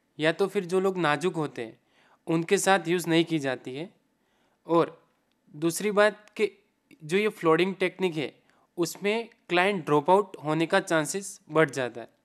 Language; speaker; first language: Hindi; non-native, local second language; Gujarati